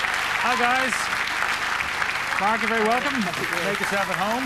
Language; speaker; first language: English; native; English